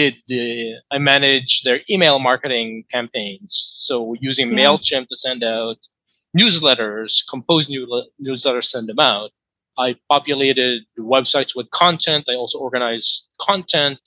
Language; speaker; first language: English; non-native, local second language; Filipino